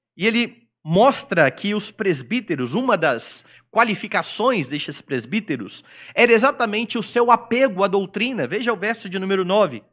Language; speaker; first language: Portuguese; native; Portuguese